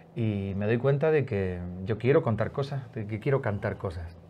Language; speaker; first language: Spanish; native; Spanish